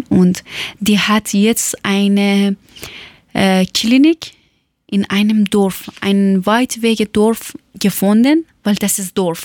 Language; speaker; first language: German; non-native, learner; Persian